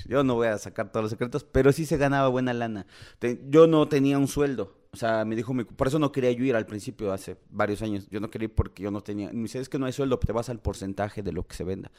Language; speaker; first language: Spanish; native; Spanish